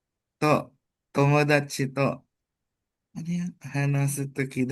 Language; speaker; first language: Japanese; non-native, learner; Filipino